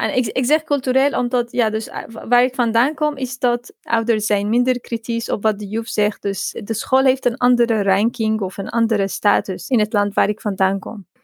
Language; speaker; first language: Dutch; non-native, fluent; Arabic